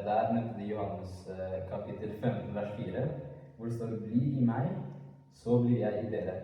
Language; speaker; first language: Norwegian; early bilingual, other home language; Amharic